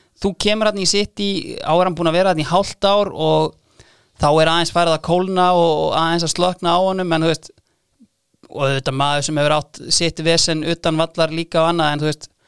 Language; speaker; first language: Icelandic; native; Icelandic